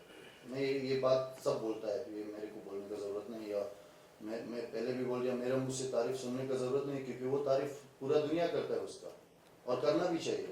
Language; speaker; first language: Hindi; non-native, fluent; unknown